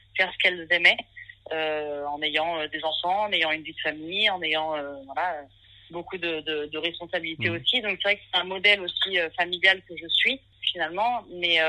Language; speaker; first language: French; native; French